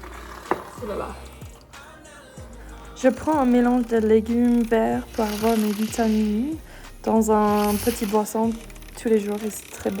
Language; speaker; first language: French; non-native, learner; English